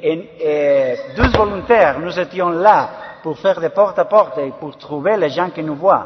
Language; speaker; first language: French; non-native, learner; Spanish